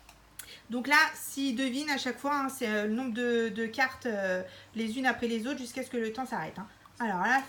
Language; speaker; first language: French; native; French